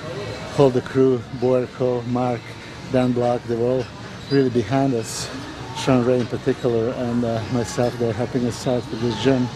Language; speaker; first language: English; non-native, fluent; Serbian